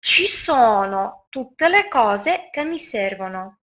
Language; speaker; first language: Italian; non-native, fluent; Russian